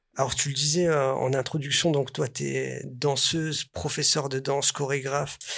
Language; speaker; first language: French; early bilingual, other home language; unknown